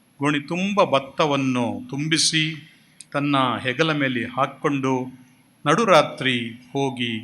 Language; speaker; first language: Kannada; non-native, local second language; Konkani